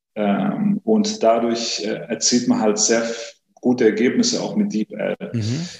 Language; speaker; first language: German; early bilingual, other home language; Greek